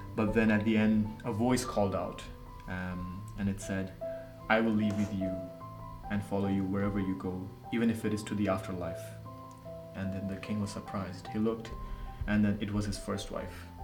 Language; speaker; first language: English; non-native, local second language; Nepali